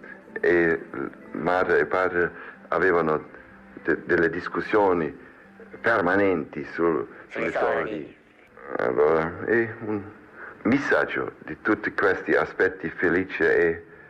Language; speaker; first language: Italian; non-native, fluent; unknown